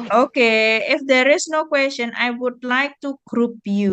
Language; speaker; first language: English; non-native, fluent; Indonesian